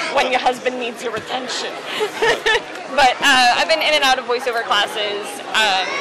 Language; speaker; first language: English; native; English